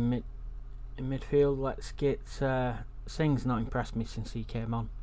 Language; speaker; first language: English; native; English